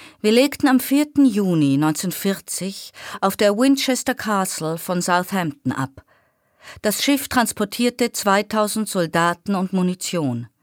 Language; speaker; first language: German; native; German